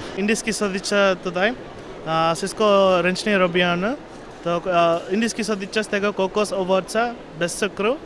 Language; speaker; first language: Polish; non-native, learner; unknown